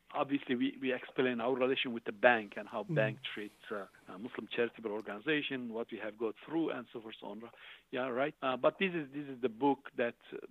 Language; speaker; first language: English; non-native, fluent; Turkish